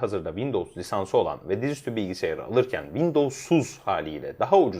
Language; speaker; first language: Turkish; native; Turkish